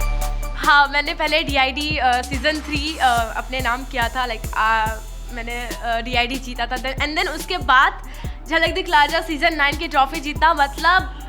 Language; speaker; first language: Hindi; non-native, local second language; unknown